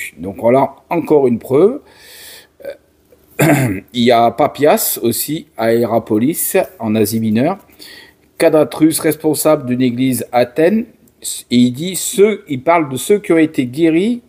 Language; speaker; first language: French; native; French